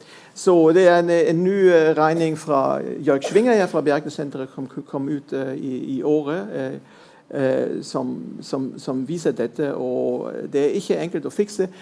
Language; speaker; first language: Norwegian; non-native, fluent; German